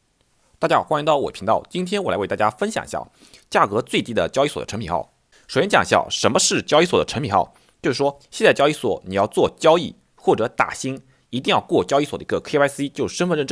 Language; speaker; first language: Chinese; native; Chinese